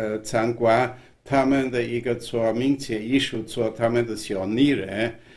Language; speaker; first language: Chinese; non-native, fluent; German